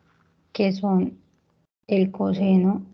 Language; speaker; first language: Spanish; native; Spanish